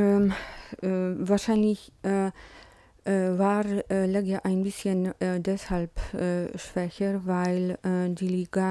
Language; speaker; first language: German; non-native, fluent; Polish